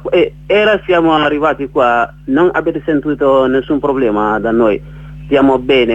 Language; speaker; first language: Italian; non-native, learner; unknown